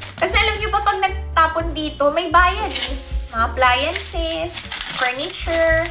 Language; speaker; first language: Filipino; native; Filipino